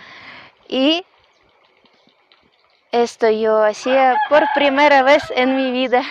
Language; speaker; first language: Spanish; non-native, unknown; Russian